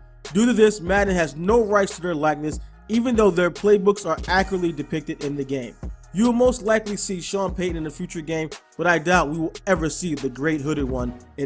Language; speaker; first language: English; native; English